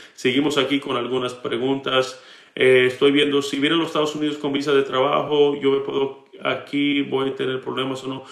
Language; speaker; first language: Spanish; early bilingual, heritage; Spanish